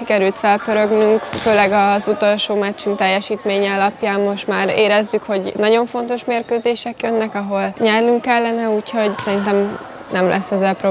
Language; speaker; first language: Hungarian; native; Hungarian